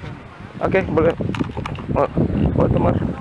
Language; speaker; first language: Spanish; non-native, learner; Indonesian